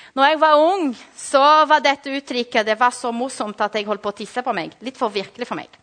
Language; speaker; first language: Norwegian; non-native, fluent; Portuguese